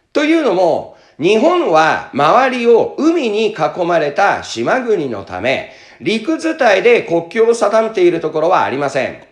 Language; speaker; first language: Japanese; native; Japanese